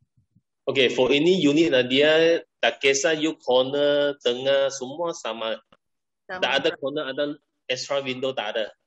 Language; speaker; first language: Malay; non-native, local second language; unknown